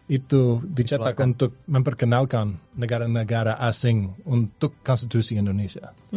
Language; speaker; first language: Indonesian; non-native, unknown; English